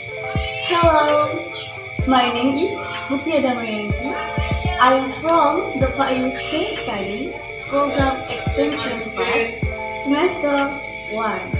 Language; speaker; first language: English; non-native, learner; Indonesian